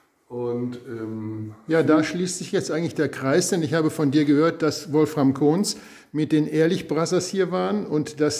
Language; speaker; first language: German; native; German